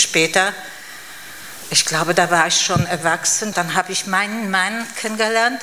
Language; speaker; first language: German; non-native, fluent; Polish